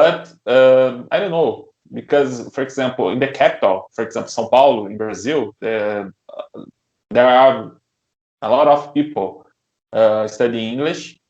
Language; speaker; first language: English; non-native, learner; Portuguese